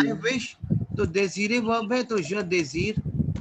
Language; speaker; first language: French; non-native, learner; Hindi